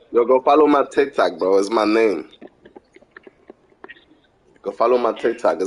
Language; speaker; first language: English; native; English